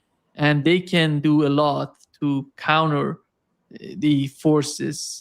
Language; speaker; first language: English; non-native, fluent; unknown